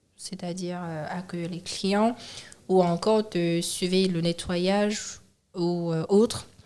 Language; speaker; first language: French; non-native, fluent; Chinese